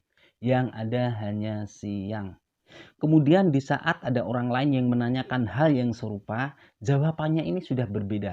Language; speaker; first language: Indonesian; native; Indonesian